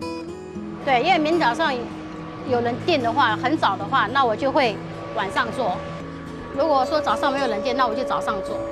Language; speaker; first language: Chinese; native; Chinese